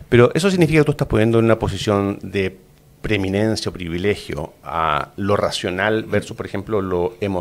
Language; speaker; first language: Spanish; native; Spanish